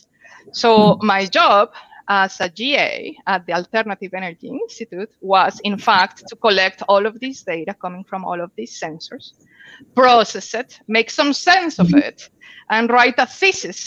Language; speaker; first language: English; non-native, fluent; Spanish